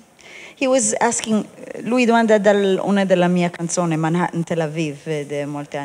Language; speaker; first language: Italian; non-native, learner; Hebrew